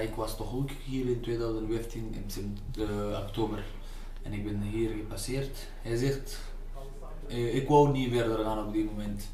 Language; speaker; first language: Dutch; non-native, learner; Pashto